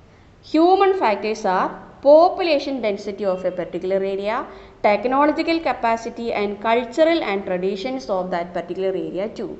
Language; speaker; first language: English; non-native, local second language; Malayalam